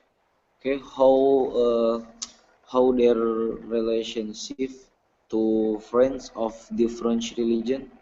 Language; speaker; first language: English; non-native, learner; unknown